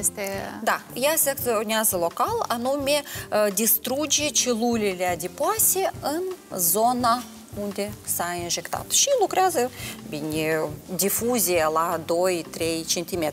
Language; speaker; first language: Romanian; non-native, local second language; Russian